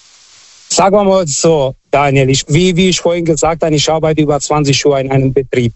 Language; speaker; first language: German; non-native, fluent; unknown